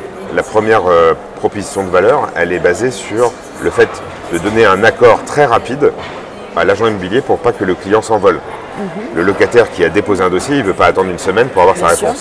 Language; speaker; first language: French; native; French